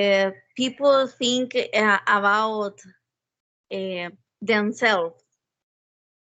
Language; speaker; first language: English; non-native, learner; Spanish